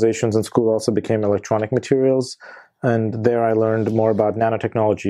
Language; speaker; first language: English; native; English